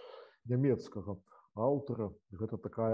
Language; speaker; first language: Polish; non-native, learner; Belarusian